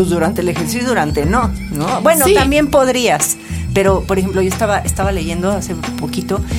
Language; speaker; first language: Spanish; native; Spanish